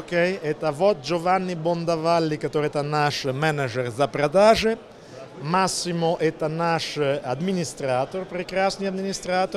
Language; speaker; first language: Russian; non-native, learner; Italian